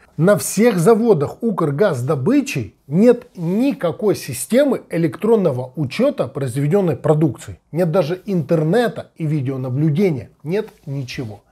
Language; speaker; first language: Russian; native; Russian